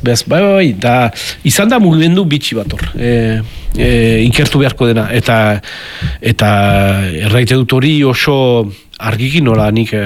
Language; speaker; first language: Basque; native; Basque